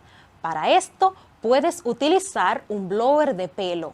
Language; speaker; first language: Spanish; native; Spanish